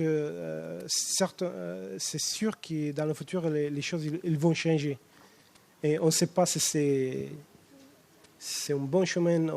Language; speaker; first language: French; non-native, fluent; Romanian